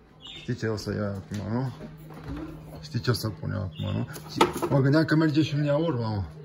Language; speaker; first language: Romanian; early bilingual, heritage; Romanian